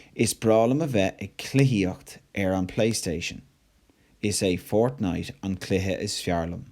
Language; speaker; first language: Irish; non-native, local second language; English